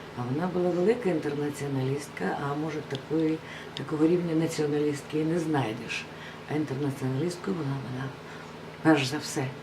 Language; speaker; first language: Ukrainian; non-native, local second language; Russian